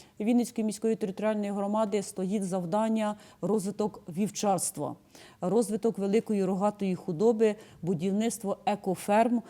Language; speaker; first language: Ukrainian; native; Ukrainian